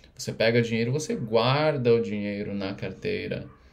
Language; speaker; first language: Portuguese; native; Portuguese